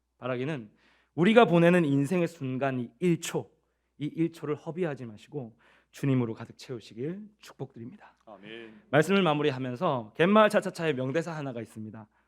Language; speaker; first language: Korean; native; Korean